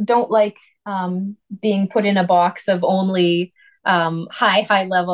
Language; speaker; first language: English; native; English